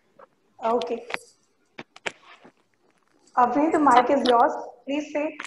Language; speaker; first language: English; non-native, local second language; Hindi